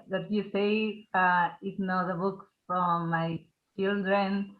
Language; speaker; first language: English; non-native, learner; Spanish